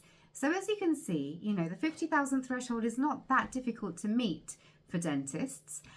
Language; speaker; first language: English; native; English